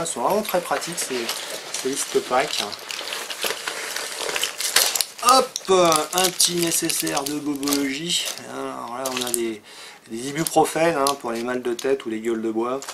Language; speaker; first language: French; native; French